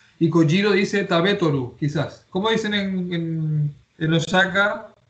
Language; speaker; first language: Spanish; native; Spanish